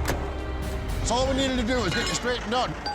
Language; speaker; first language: English; native; English